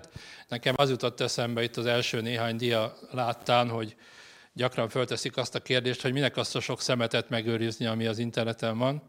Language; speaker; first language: Hungarian; native; Hungarian